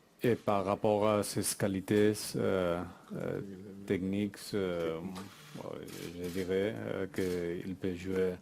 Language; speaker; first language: French; non-native, fluent; Spanish